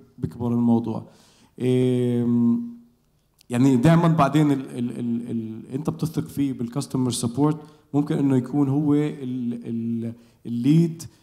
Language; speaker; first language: Arabic; native; Arabic